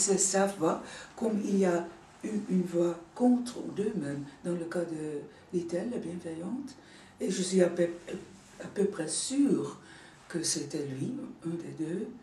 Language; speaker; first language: French; non-native, fluent; Dutch